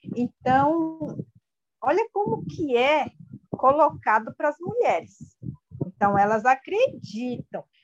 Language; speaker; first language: Portuguese; non-native, local second language; Guarani